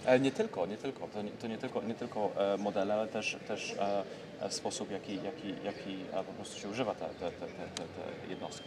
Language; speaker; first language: Polish; early bilingual, heritage; Polish